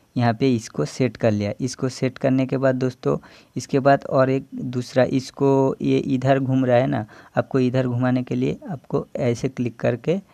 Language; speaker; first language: Hindi; non-native, local second language; Bangla